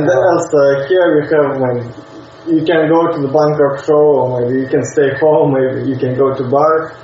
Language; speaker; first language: English; non-native, learner; Russian